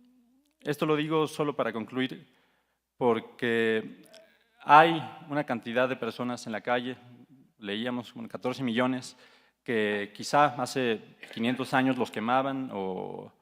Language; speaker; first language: Spanish; native; Spanish